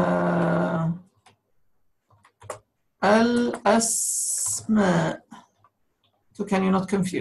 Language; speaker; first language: Arabic; native; Arabic